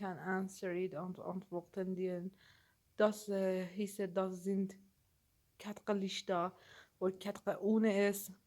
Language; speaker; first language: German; non-native, learner; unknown